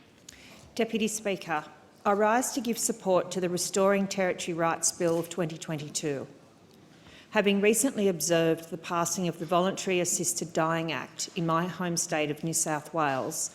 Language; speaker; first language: English; native; English